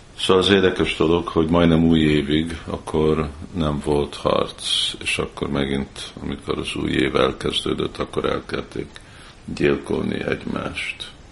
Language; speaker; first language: Hungarian; early bilingual, heritage; Hungarian